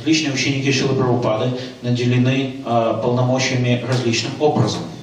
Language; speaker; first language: Russian; native; Russian